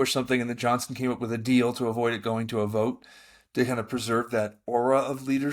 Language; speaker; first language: English; native; English